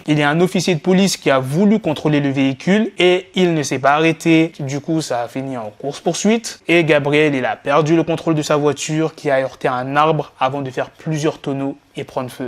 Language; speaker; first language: French; native; French